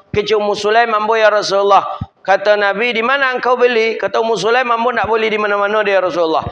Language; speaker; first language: Malay; non-native, local second language; Minangkabau